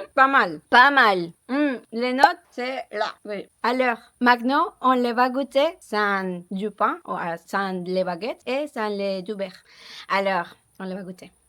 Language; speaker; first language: French; non-native, learner; Spanish